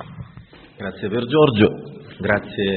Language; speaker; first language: Italian; native; Italian